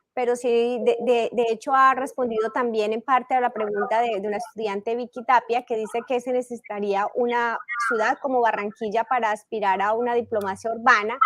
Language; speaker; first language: Spanish; native; Spanish